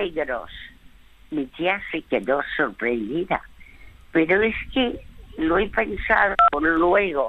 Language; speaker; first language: Spanish; early bilingual, other home language; French